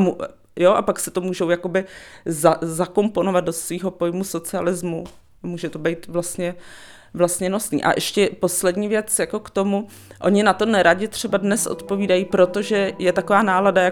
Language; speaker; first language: Czech; native; Czech